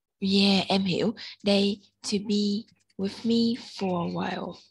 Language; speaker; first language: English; non-native, fluent; Vietnamese